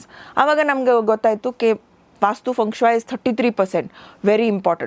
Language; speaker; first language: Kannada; non-native, local second language; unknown